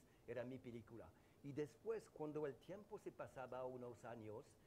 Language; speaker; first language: Spanish; non-native, learner; French